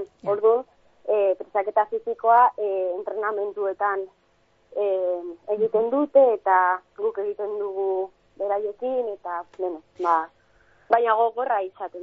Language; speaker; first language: Basque; non-native, local second language; Spanish